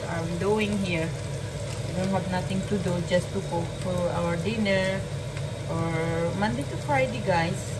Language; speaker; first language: English; non-native, learner; Filipino